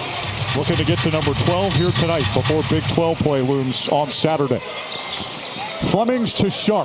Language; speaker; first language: English; native; English